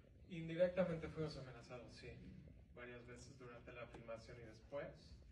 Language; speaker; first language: Spanish; native; Spanish